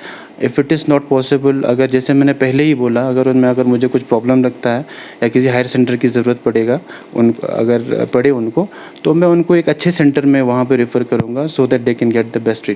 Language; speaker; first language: Hindi; non-native, local second language; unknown